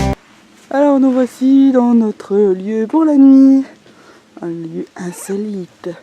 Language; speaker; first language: French; native; French